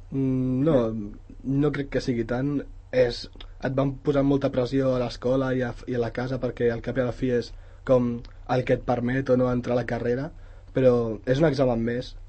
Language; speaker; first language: Catalan; non-native, local second language; Spanish